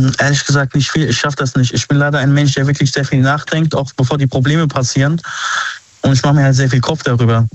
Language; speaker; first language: German; early bilingual, other home language; Arabic